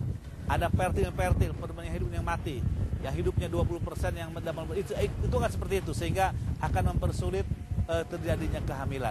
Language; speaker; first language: Indonesian; native; Indonesian